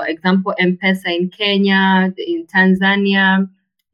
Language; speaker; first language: English; non-native, local second language; Swahili